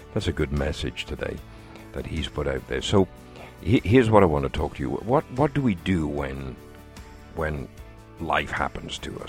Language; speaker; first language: English; native; English